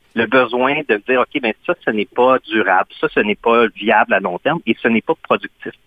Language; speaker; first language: French; native; French